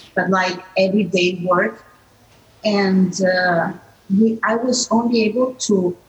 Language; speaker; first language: English; non-native, fluent; Italian